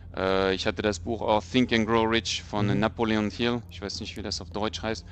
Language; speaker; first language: German; non-native, fluent; French